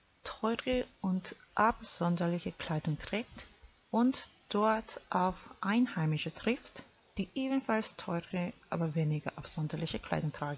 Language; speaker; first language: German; non-native, fluent; Korean